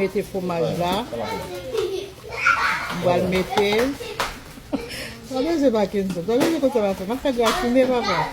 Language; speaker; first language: French; non-native, local second language; Haitian Creole